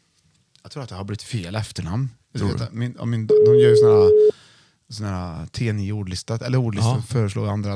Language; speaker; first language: Swedish; native; Swedish